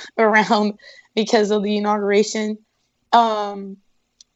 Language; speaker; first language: English; non-native, fluent; Portuguese